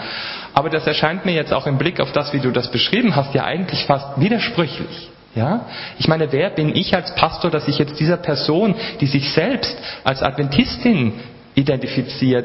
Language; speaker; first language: German; native; German